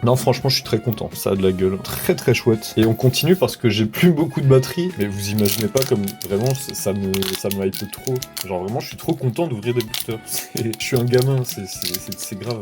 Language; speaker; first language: French; native; French